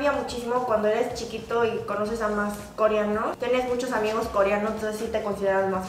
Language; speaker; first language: Spanish; early bilingual, other home language; Korean